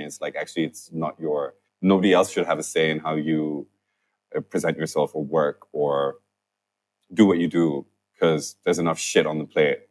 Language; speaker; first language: English; non-native, local second language; Urdu